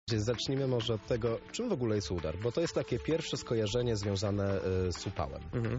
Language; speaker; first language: Polish; native; Polish